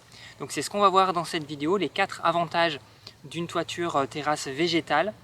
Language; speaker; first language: French; native; French